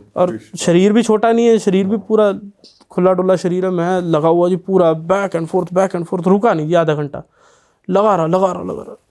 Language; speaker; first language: Hindi; non-native, local second language; Punjabi